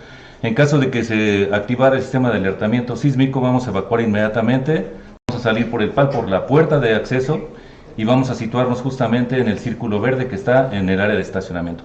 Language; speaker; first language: Spanish; native; Spanish